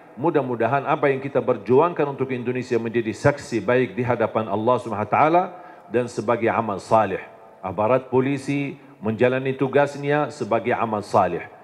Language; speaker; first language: Indonesian; non-native, fluent; Arabic